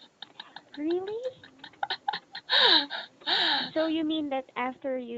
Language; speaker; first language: English; non-native, local second language; Filipino